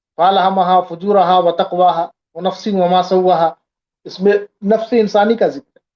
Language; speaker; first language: Urdu; native; Urdu